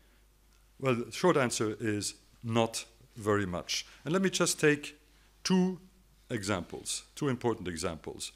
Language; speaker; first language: English; non-native, fluent; French